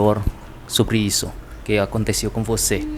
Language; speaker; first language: Portuguese; non-native, learner; Indonesian